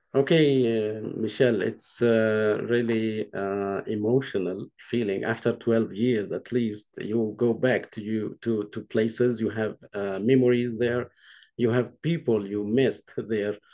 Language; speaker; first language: English; non-native, fluent; Arabic